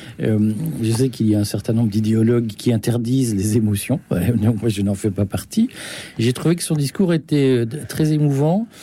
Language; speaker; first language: French; native; French